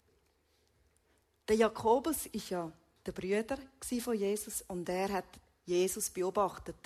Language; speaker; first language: German; native; German